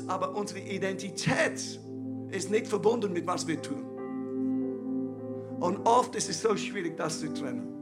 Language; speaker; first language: German; non-native, fluent; English